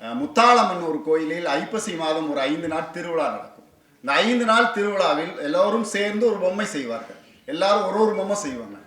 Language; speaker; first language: Tamil; native; Tamil